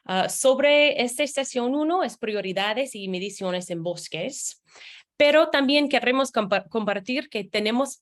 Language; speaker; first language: Spanish; non-native, fluent; English